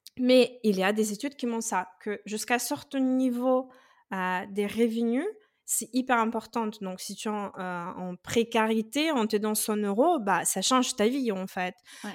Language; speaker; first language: French; non-native, fluent; Russian